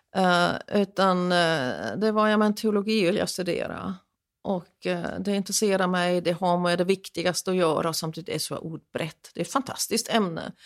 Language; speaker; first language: Swedish; non-native, fluent; German